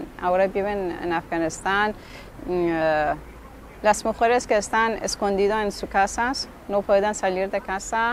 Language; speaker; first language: Spanish; non-native, learner; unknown